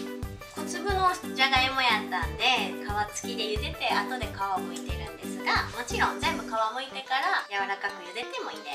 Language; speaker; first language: Japanese; native; Japanese